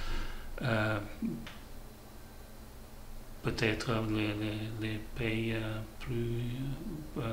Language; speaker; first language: French; non-native, learner; German